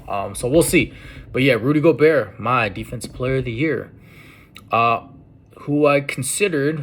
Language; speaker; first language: English; native; English